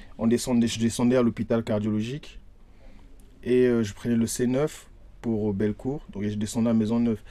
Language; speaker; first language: French; non-native, local second language; Lingala